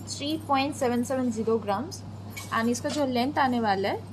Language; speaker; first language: Hindi; non-native, local second language; Bangla